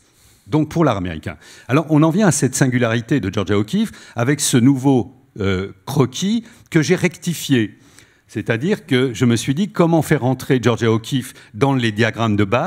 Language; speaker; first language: French; native; French